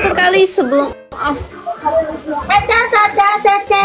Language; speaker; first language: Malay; non-native, learner; Vietnamese